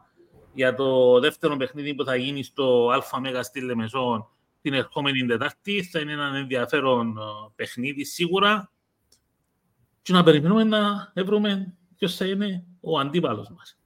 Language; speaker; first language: Greek; native; Greek